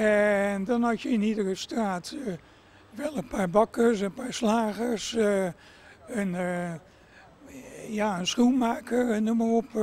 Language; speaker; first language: Dutch; native; Dutch